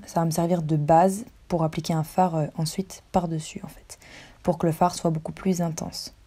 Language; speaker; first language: French; native; French